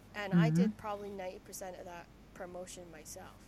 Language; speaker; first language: English; native; English